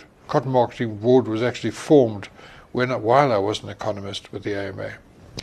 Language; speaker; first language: English; native; English